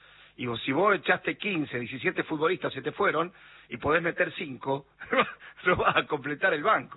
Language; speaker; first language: Spanish; native; Spanish